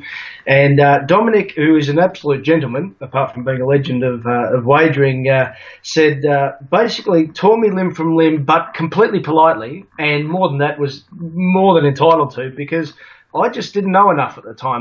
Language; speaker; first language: English; native; English